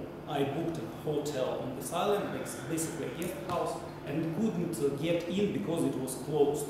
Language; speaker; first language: English; non-native, fluent; Russian